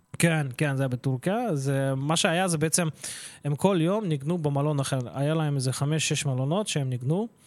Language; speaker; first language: Hebrew; early bilingual, other home language; Russian